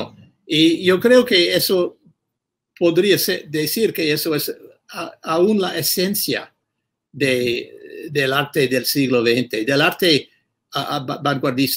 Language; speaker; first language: Spanish; non-native, fluent; English